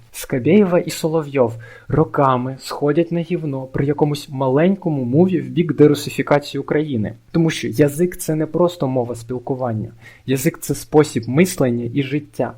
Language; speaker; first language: Ukrainian; non-native, local second language; Russian